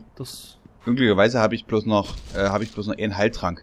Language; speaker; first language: German; native; German